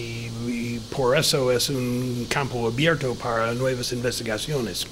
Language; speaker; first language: Spanish; non-native, fluent; English